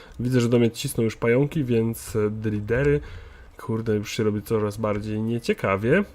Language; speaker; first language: Polish; native; Polish